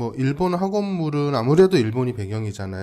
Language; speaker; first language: Korean; native; Korean